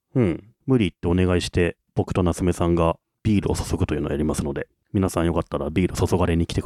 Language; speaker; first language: Japanese; native; Japanese